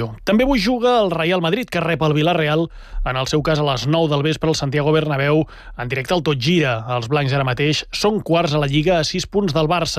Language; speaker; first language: Catalan; native; Catalan